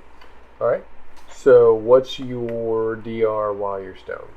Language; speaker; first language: English; native; English